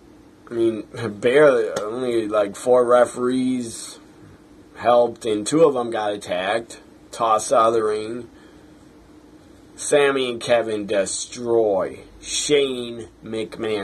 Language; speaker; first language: English; native; English